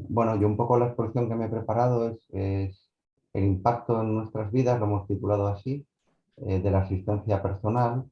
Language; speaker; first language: Spanish; native; Spanish